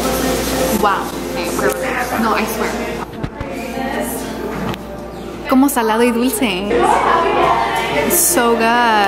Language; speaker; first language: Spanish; early bilingual, other home language; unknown